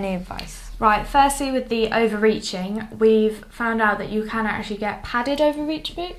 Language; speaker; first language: English; native; English